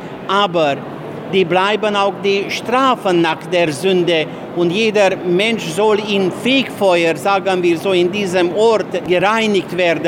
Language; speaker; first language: German; non-native, fluent; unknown